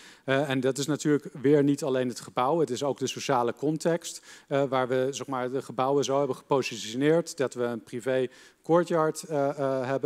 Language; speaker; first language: Dutch; native; Dutch